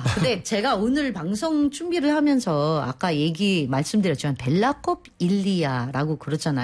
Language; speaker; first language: Korean; non-native, fluent; Filipino